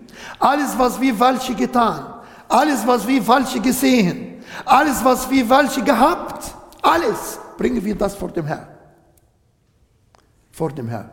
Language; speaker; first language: German; non-native, fluent; Arabic